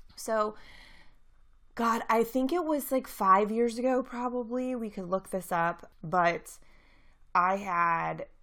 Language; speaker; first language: English; native; English